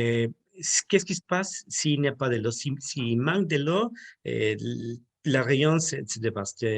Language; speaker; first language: French; non-native, learner; Spanish